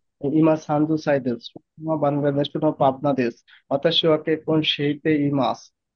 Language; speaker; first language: Japanese; non-native, learner; Bangla